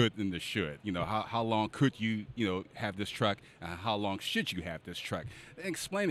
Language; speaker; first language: English; native; English